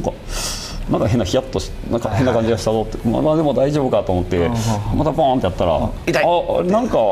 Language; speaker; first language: Japanese; native; Japanese